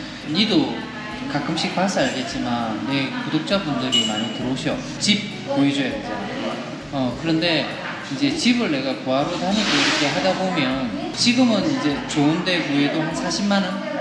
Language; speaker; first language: Korean; native; Korean